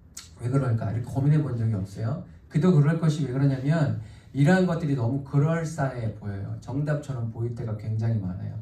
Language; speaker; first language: Korean; native; Korean